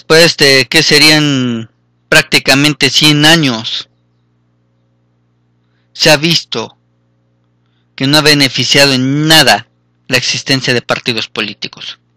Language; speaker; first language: Spanish; native; Spanish